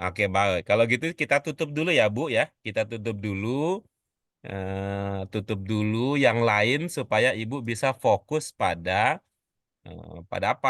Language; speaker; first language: Indonesian; native; Indonesian